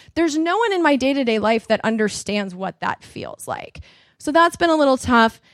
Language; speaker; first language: English; native; English